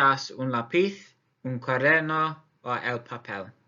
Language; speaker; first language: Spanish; non-native, fluent; English